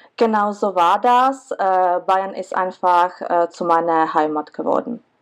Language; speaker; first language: German; non-native, fluent; Czech